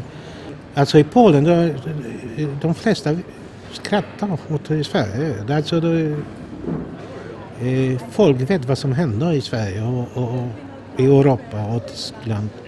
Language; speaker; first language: Swedish; non-native, fluent; Polish